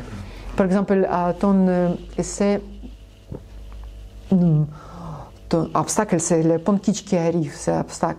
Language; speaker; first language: French; non-native, learner; Russian